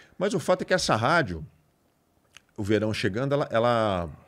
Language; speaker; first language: Portuguese; native; Portuguese